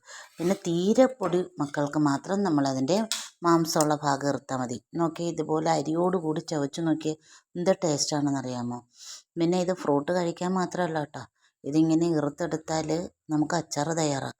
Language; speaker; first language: Malayalam; native; Malayalam